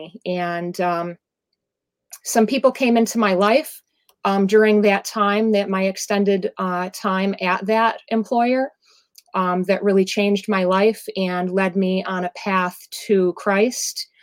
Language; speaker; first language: English; native; English